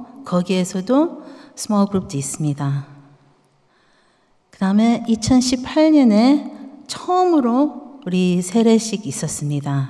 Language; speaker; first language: Korean; early bilingual, heritage; Korean